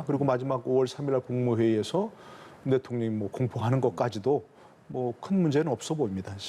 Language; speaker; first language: Korean; native; Korean